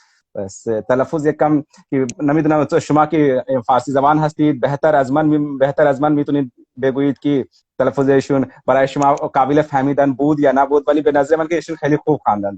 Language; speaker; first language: Persian; non-native, fluent; Hindi